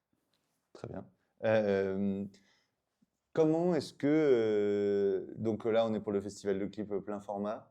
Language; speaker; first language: French; native; French